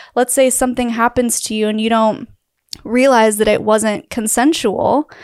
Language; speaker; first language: English; native; English